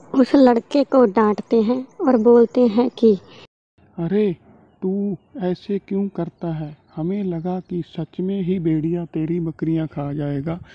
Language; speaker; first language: Hindi; native; Hindi